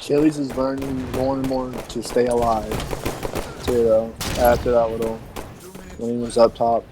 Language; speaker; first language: English; native; English